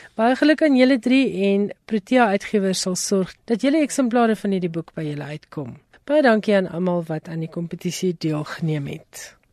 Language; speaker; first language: Afrikaans; native; Afrikaans